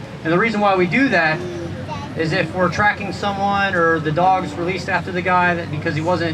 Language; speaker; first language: English; native; English